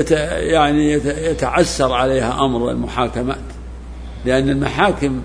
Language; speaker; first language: Arabic; native; Arabic